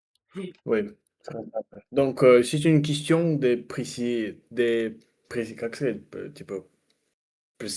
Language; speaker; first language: French; non-native, learner; Russian